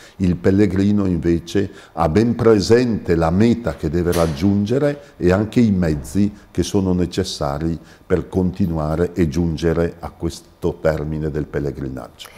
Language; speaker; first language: Italian; native; Italian